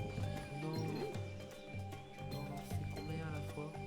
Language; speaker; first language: French; native; French